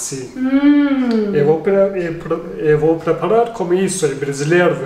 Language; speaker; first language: Portuguese; non-native, learner; Turkish